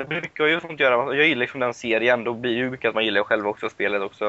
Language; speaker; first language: Swedish; native; Swedish